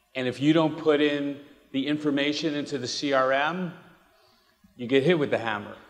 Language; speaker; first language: English; native; English